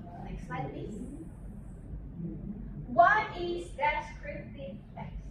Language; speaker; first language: English; non-native, fluent; Indonesian